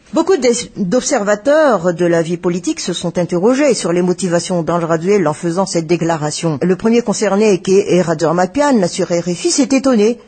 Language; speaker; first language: French; non-native, local second language; Malagasy